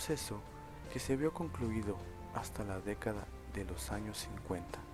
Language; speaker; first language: Spanish; native; Spanish